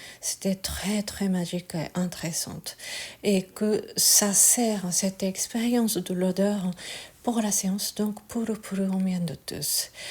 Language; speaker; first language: French; non-native, fluent; Japanese